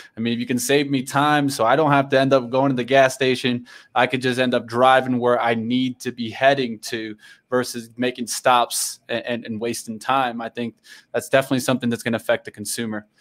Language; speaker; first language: English; native; English